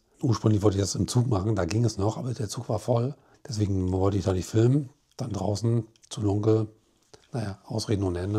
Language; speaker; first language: German; native; German